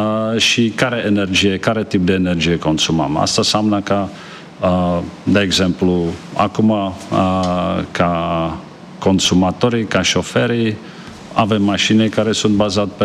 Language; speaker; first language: Romanian; non-native, fluent; Czech